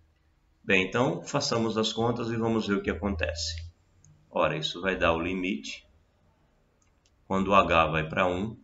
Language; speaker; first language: Portuguese; native; Portuguese